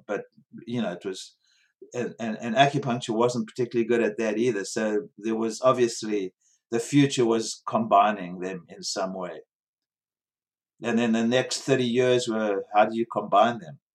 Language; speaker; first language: English; native; English